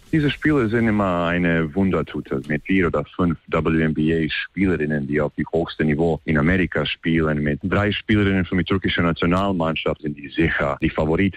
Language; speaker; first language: German; non-native, fluent; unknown